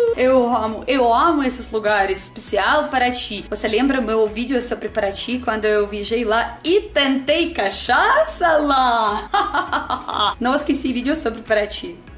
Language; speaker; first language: Portuguese; non-native, learner; Russian